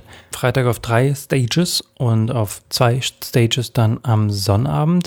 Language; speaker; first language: German; native; German